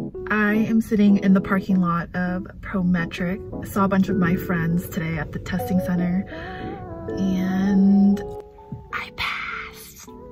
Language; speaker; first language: English; early bilingual, other home language; Spanish